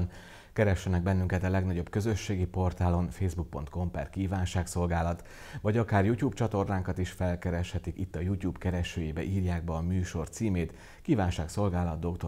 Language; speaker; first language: Hungarian; native; Hungarian